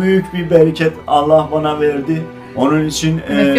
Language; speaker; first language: Turkish; non-native, learner; Azerbaijani